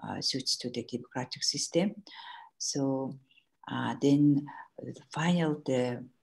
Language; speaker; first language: English; non-native, learner; Mongolian